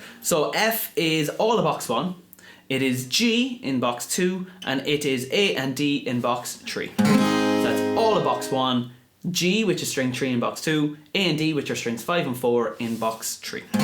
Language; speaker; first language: English; native; English